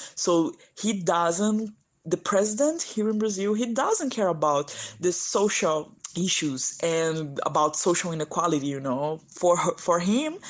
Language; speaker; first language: English; non-native, fluent; Portuguese